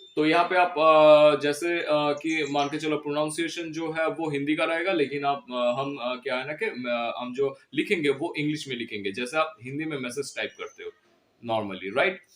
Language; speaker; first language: Hindi; non-native, local second language; Bangla